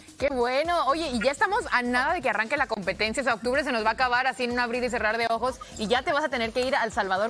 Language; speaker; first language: Spanish; native; Spanish